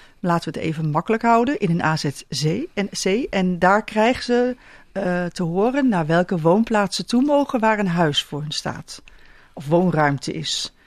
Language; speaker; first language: Dutch; native; Dutch